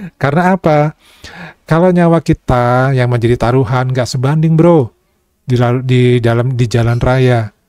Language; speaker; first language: Indonesian; native; Indonesian